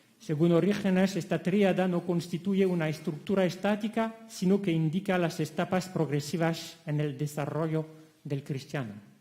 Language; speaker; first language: Spanish; non-native, fluent; French